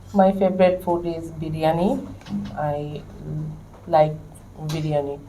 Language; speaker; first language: English; non-native, learner; Bangla